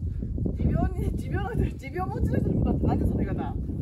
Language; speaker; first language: Japanese; native; Japanese